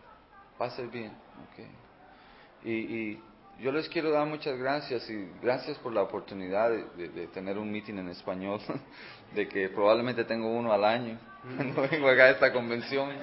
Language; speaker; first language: Spanish; early bilingual, heritage; Spanish